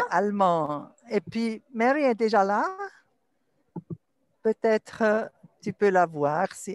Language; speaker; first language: French; non-native, local second language; German